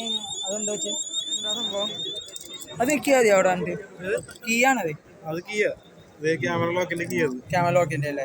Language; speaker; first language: Malayalam; native; Malayalam